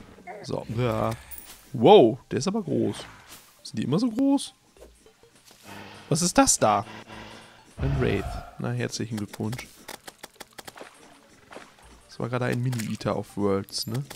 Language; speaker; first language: German; native; German